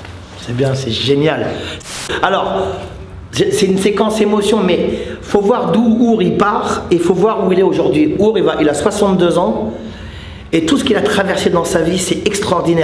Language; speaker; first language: French; native; French